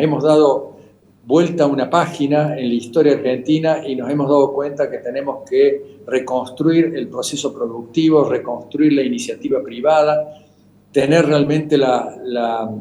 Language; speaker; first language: Spanish; native; Spanish